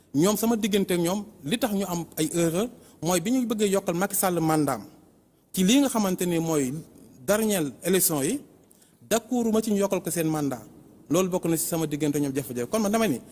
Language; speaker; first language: Wolof; native; Wolof